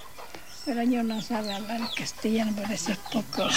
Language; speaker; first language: Spanish; non-native, local second language; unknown